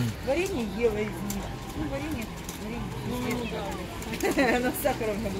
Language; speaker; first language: Russian; native; Russian